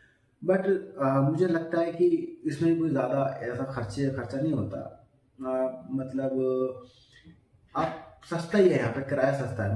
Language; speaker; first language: Hindi; native; Hindi